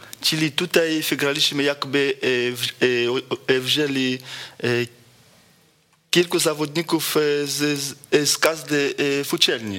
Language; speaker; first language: Polish; non-native, fluent; Lingala